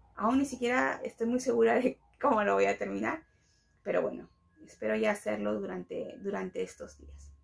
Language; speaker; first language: Spanish; native; Spanish